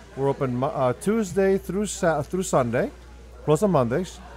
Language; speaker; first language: English; early bilingual, other home language; Spanish